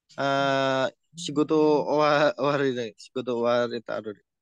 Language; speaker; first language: Japanese; non-native, fluent; Indonesian